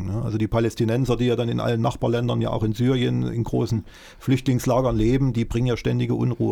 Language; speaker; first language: German; native; German